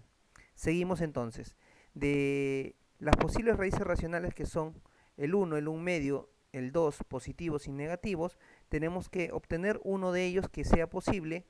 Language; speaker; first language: Spanish; native; Spanish